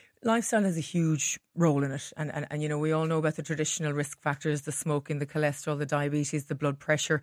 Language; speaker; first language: English; native; English